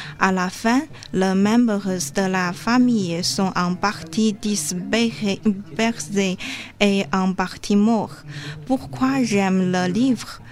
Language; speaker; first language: French; non-native, learner; Chinese